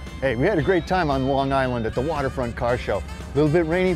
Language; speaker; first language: English; native; English